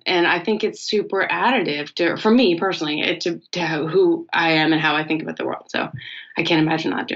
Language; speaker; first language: English; native; English